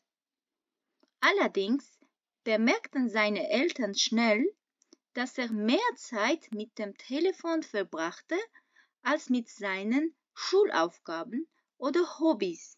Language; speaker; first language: German; non-native, fluent; Armenian